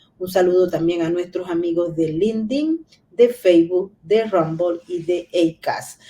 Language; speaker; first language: Spanish; native; Spanish